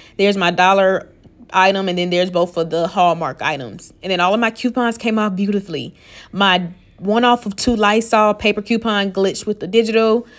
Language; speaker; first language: English; native; English